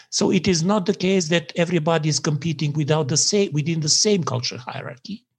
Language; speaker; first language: English; non-native, fluent; Serbian